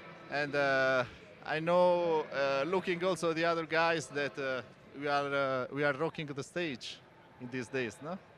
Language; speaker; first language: English; non-native, fluent; Italian